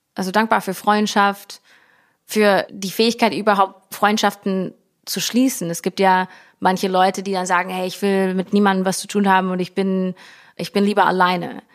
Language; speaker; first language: German; early bilingual, heritage; English